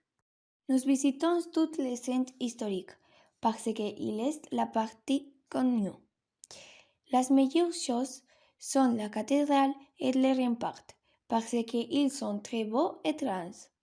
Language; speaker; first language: French; non-native, learner; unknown